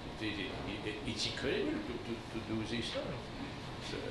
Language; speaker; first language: English; non-native, learner; French